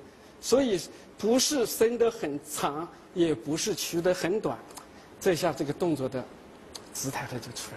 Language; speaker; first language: Chinese; native; Chinese